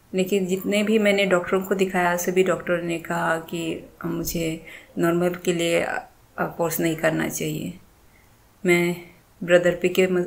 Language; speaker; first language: Hindi; native; Hindi